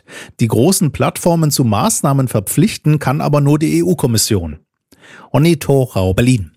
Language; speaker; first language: German; native; German